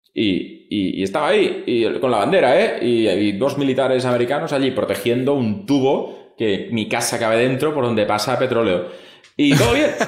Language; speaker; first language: Spanish; non-native, local second language; Catalan